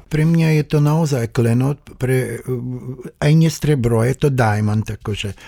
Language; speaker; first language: Slovak; non-native, fluent; Russian